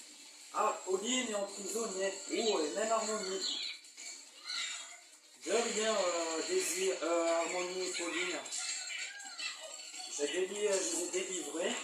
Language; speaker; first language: French; native; French